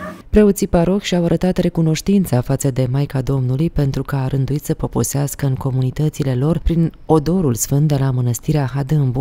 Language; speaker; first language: Romanian; native; Romanian